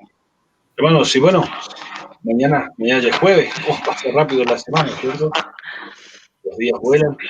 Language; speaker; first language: Spanish; native; Spanish